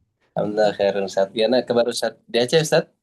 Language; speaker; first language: Indonesian; native; Indonesian